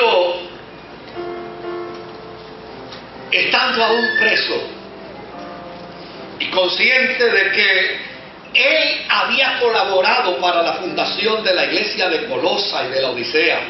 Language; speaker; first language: Spanish; native; Spanish